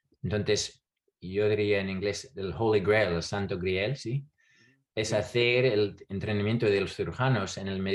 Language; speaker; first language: Spanish; non-native, fluent; English